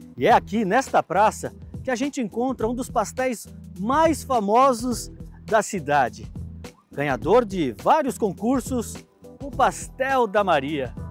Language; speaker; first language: Portuguese; native; Portuguese